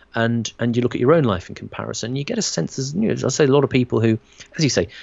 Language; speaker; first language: English; native; English